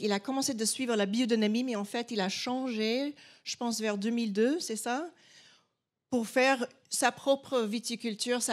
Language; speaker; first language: French; non-native, fluent; English